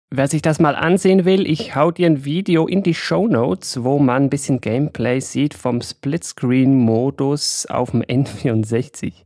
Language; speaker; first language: German; native; German